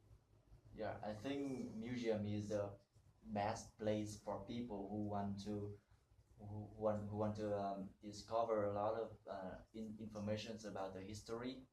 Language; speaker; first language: English; non-native, learner; Vietnamese